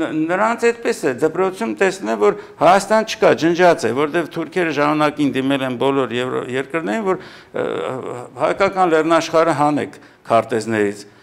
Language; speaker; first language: Armenian; native; Armenian